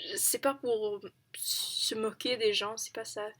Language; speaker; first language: French; non-native, fluent; English